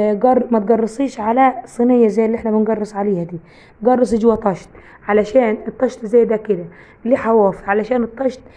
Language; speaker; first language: Arabic; native; Arabic